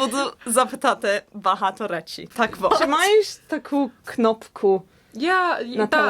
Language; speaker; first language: Ukrainian; early bilingual, heritage; English